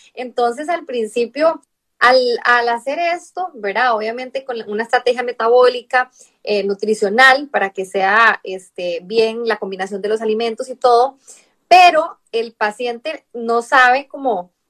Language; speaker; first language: Spanish; native; Spanish